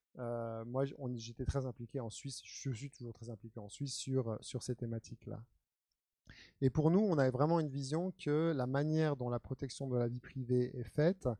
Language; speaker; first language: French; native; French